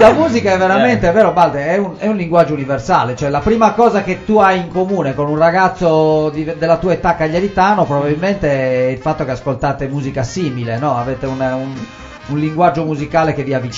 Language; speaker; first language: Italian; native; Italian